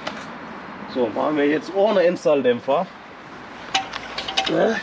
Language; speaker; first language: German; non-native, learner; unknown